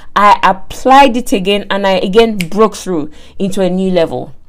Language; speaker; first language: English; non-native, local second language; Yoruba